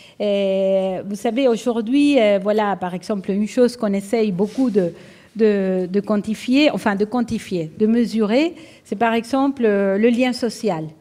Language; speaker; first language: French; non-native, fluent; Spanish